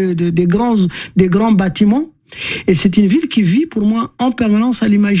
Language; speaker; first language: French; non-native, local second language; Tamasheq